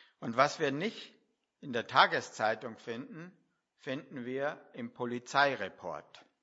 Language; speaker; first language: German; native; German